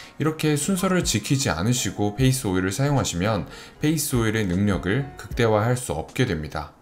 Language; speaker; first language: Korean; native; Korean